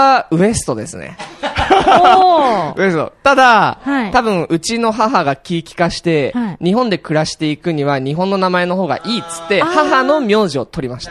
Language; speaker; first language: Japanese; native; Japanese